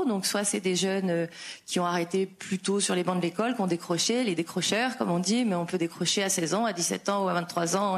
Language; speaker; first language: French; native; French